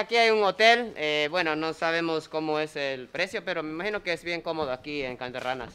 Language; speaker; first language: Spanish; non-native, fluent; Japanese